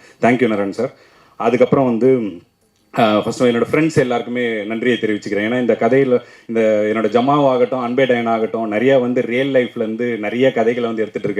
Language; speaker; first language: Tamil; native; Tamil